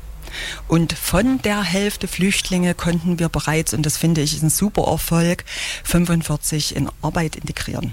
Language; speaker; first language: German; native; German